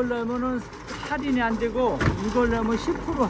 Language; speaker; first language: Korean; native; Korean